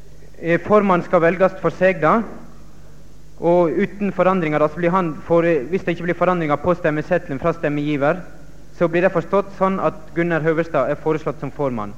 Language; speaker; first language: Norwegian; native; Norwegian